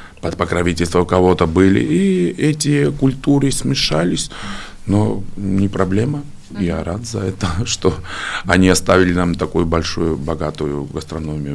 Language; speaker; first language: Russian; non-native, fluent; Georgian